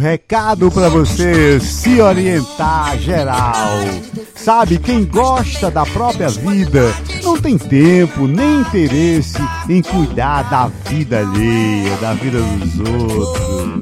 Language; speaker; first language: Portuguese; native; Portuguese